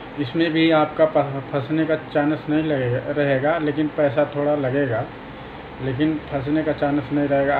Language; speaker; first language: Hindi; native; Hindi